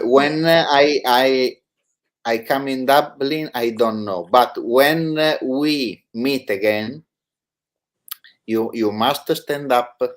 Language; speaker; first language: English; non-native, learner; Italian